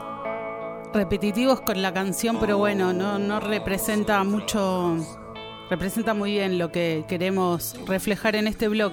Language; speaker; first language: Spanish; native; Spanish